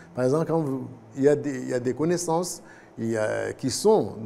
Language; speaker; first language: French; non-native, local second language; Kinyarwanda